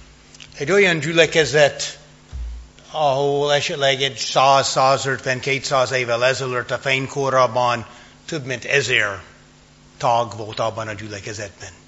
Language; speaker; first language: Hungarian; non-native, fluent; English